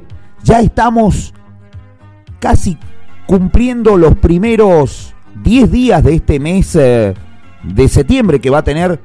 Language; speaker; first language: Spanish; native; Spanish